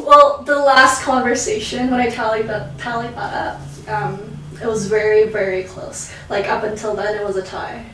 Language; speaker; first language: English; early bilingual, other home language; Korean